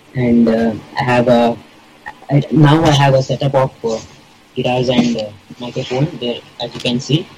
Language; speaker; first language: English; non-native, local second language; Kannada